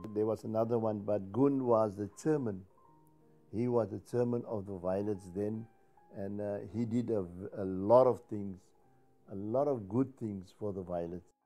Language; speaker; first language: English; native; English